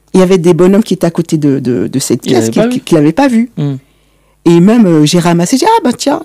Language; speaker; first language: French; native; French